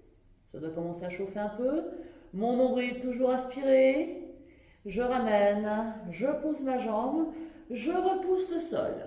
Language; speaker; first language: French; native; French